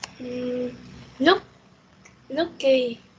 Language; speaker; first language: English; non-native, learner; Vietnamese